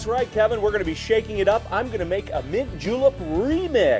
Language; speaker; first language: English; native; English